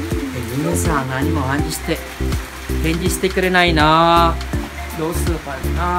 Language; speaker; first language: Japanese; non-native, learner; Filipino